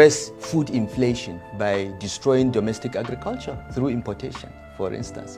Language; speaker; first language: English; non-native, local second language; Hausa